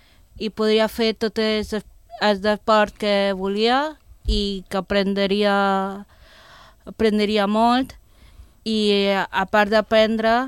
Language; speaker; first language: Catalan; non-native, local second language; Spanish